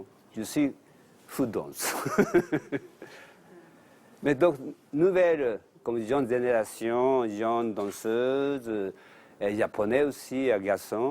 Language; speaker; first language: French; non-native, learner; Japanese